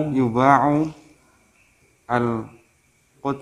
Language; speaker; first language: Arabic; non-native, learner; Indonesian